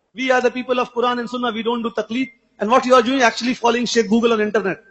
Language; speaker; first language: English; non-native, local second language; Urdu